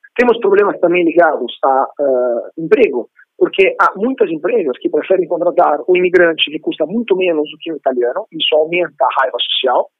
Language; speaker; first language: Portuguese; non-native, fluent; Italian